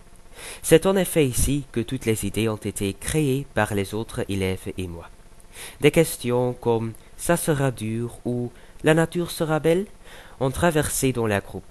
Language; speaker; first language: French; non-native, fluent; Dutch